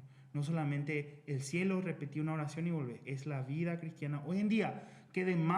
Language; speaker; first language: Spanish; native; Spanish